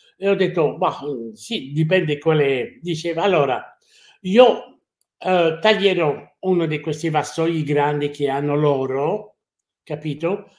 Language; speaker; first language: Italian; non-native, fluent; French